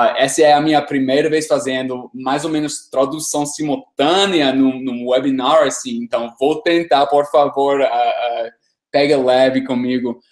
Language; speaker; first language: Portuguese; non-native, fluent; English